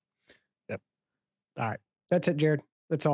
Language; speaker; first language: English; native; English